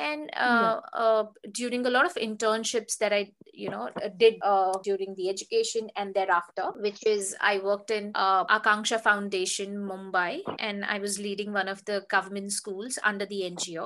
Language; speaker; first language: English; non-native, local second language; Hindi